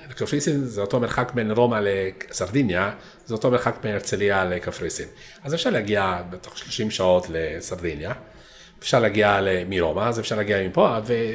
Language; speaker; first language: Hebrew; non-native, fluent; Italian